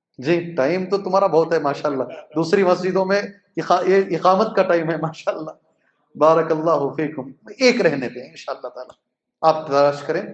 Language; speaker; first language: Urdu; native; Urdu